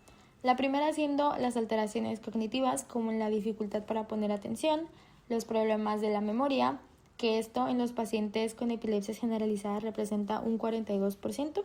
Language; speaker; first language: Spanish; native; Spanish